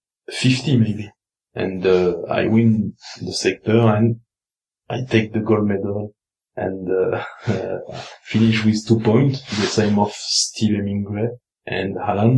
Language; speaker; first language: English; non-native, learner; French